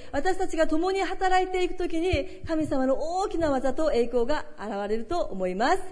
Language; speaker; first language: Japanese; early bilingual, other home language; Korean